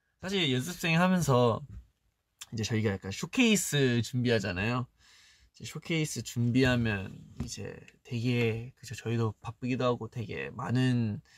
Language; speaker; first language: Korean; early bilingual, heritage; Korean